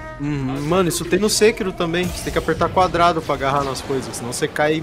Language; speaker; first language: Portuguese; native; Portuguese